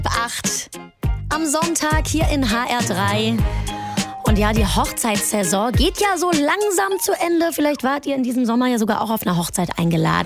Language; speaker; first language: German; native; German